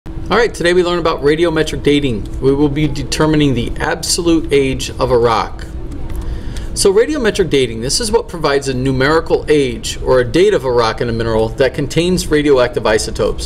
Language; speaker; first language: English; native; English